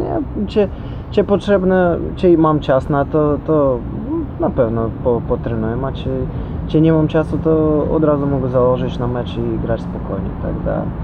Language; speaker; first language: Polish; non-native, learner; Russian